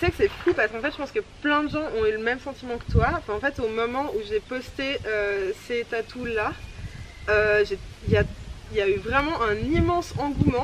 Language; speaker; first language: French; native; French